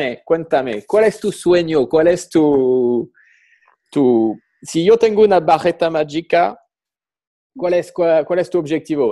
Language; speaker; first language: Spanish; non-native, fluent; French